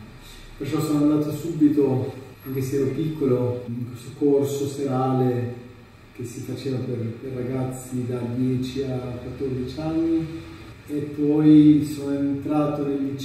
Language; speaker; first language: Italian; non-native, fluent; Albanian